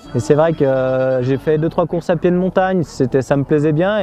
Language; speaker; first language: French; native; French